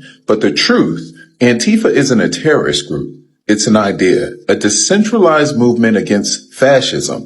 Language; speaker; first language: English; native; English